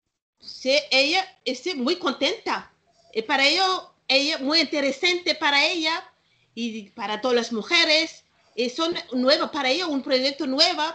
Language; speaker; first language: Spanish; non-native, learner; Malagasy